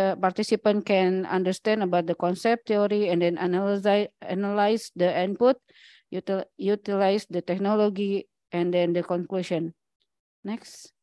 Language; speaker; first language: English; non-native, learner; Indonesian